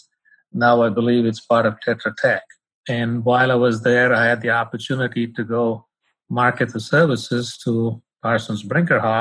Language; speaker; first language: English; non-native, local second language; Tamil